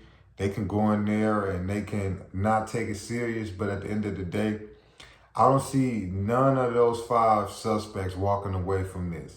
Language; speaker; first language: English; native; English